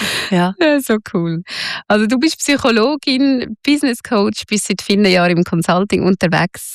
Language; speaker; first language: German; native; German